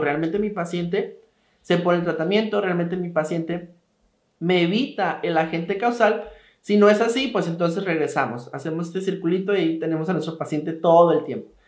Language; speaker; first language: Spanish; native; Spanish